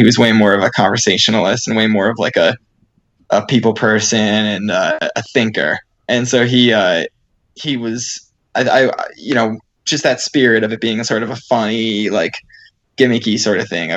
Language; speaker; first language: English; native; English